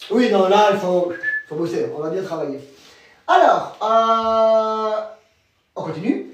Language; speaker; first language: French; native; French